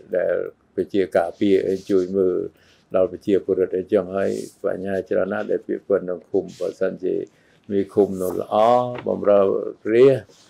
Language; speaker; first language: Khmer; native; Khmer